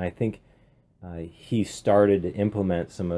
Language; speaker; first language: English; native; English